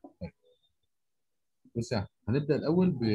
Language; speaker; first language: Arabic; native; Arabic